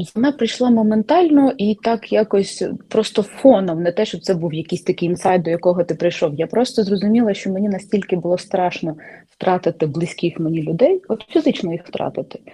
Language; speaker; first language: Ukrainian; native; Ukrainian